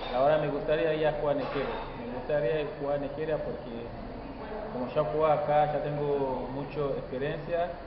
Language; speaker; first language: Spanish; non-native, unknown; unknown